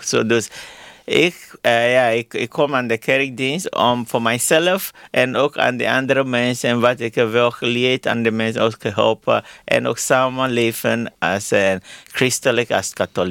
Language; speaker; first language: Dutch; non-native, learner; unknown